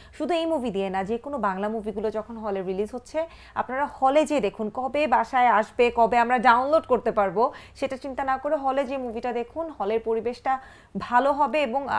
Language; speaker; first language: Bangla; native; Bangla